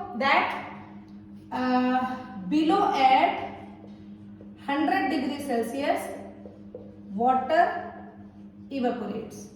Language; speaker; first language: Hindi; native; Hindi